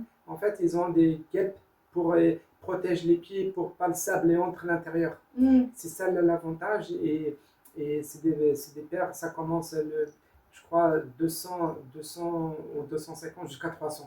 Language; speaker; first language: French; non-native, learner; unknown